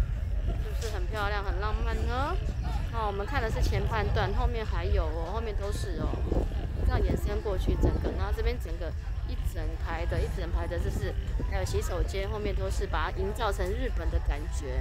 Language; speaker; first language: Chinese; native; Chinese